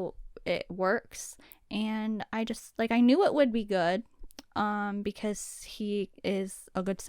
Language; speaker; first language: English; native; English